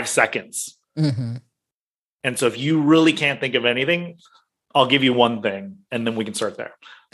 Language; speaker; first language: English; native; English